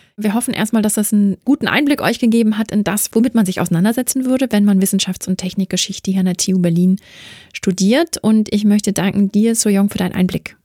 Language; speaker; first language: German; native; German